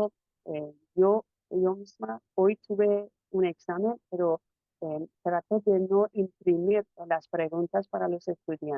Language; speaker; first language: Spanish; non-native, fluent; Persian